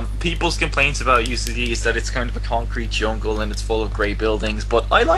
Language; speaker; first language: English; native; English